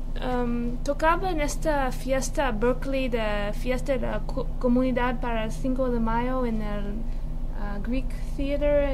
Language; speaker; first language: Spanish; non-native, learner; English